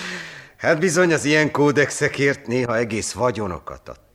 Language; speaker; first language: Hungarian; native; Hungarian